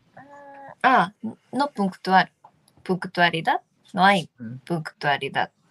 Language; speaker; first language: Spanish; non-native, learner; Japanese